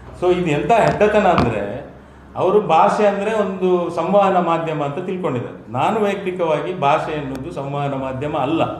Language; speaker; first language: Kannada; non-native, local second language; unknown